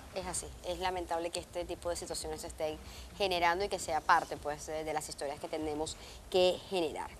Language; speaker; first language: Spanish; native; Spanish